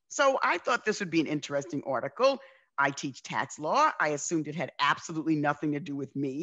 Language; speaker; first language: English; native; English